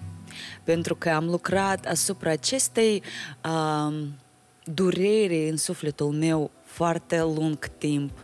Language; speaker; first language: Romanian; non-native, local second language; Russian